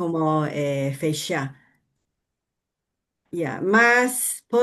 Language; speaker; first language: Portuguese; non-native, learner; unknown